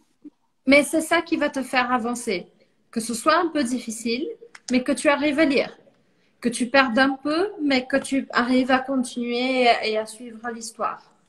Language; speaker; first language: French; non-native, fluent; Portuguese